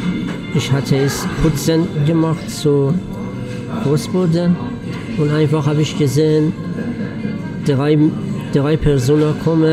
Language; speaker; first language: German; non-native, learner; Persian